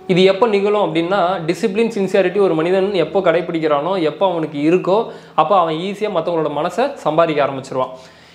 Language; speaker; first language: Tamil; native; Tamil